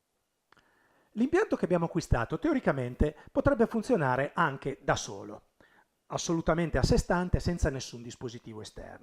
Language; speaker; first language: Italian; native; Italian